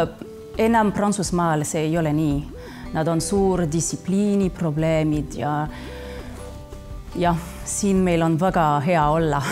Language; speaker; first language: Estonian; non-native, learner; French